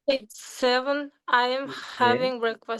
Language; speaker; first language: English; non-native, learner; Kazakh